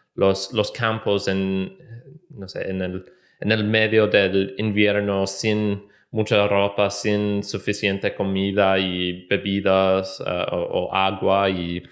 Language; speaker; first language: Spanish; non-native, learner; English